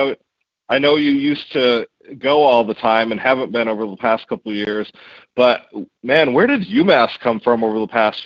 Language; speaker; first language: English; native; English